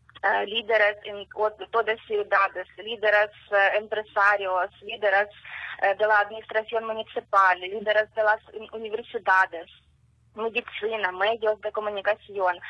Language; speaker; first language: Spanish; non-native, learner; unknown